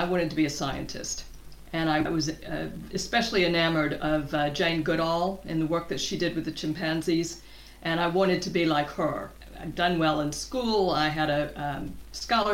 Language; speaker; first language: English; native; English